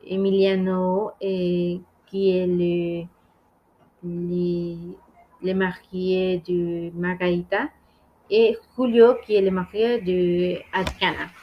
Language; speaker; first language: French; non-native, learner; Spanish